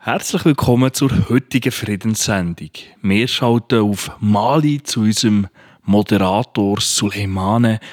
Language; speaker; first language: German; native; German